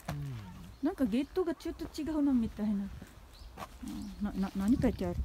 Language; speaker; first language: Japanese; non-native, learner; Filipino